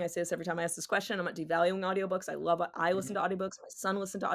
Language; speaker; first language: English; native; English